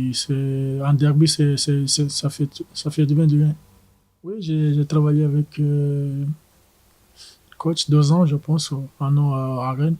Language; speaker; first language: French; non-native, learner; Portuguese